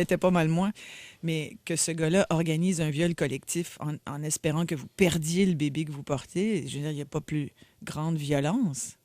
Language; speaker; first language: French; native; French